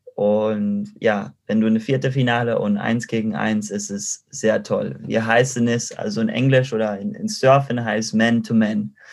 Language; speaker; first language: German; non-native, fluent; Spanish